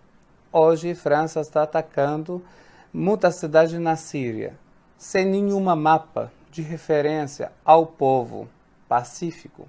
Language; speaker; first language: Portuguese; non-native, fluent; Arabic